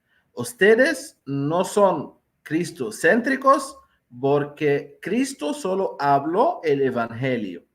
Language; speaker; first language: Spanish; non-native, fluent; Arabic